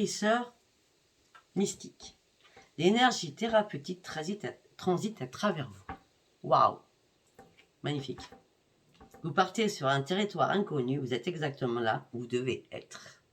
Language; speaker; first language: French; native; French